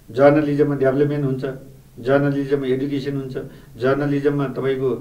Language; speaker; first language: Nepali; native; Nepali